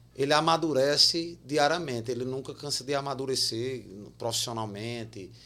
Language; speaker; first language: Portuguese; native; Portuguese